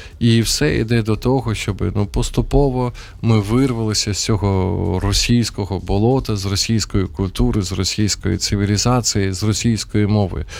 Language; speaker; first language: Ukrainian; non-native, local second language; Russian